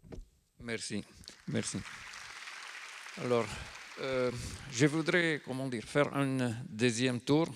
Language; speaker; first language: French; non-native, fluent; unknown